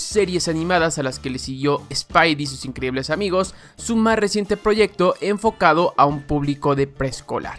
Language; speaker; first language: Spanish; native; Spanish